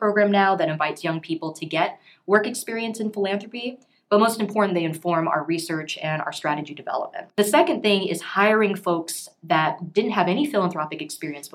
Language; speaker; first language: English; native; English